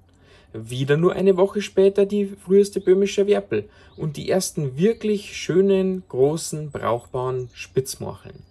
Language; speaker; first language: German; native; German